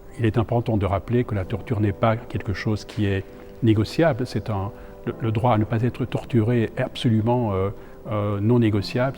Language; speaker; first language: French; native; French